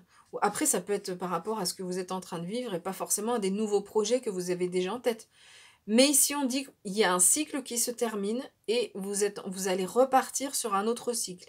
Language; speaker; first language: French; native; French